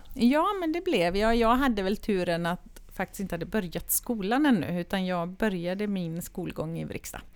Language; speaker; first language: Swedish; native; Swedish